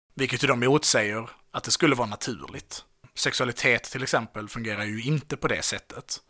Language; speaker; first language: Swedish; native; Swedish